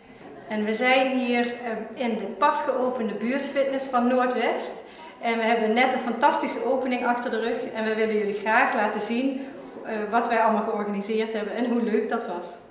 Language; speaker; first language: Dutch; native; Dutch